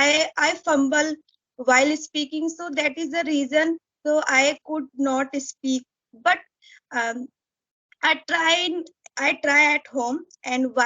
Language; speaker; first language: English; non-native, learner; Hindi